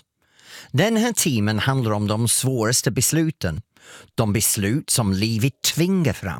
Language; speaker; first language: Swedish; non-native, fluent; English